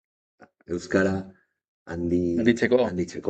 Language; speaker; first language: Basque; non-native, learner; Spanish